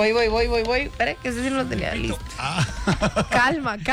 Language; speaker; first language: Spanish; native; Spanish